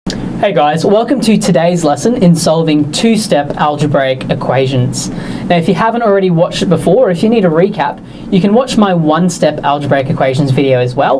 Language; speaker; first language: English; native; English